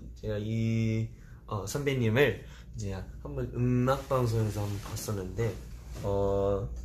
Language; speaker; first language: Korean; early bilingual, heritage; Korean